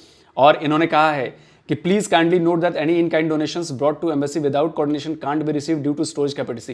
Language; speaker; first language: Hindi; native; Hindi